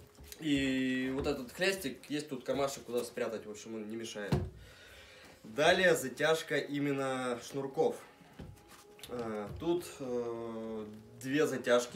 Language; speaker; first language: Russian; native; Russian